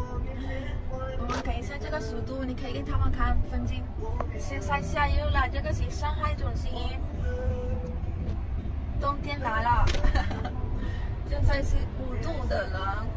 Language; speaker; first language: Chinese; non-native, learner; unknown